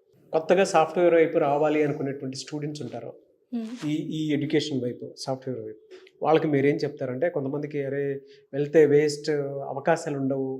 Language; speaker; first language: Telugu; native; Telugu